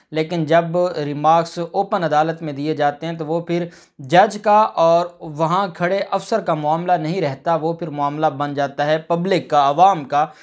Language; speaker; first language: Urdu; non-native, local second language; Punjabi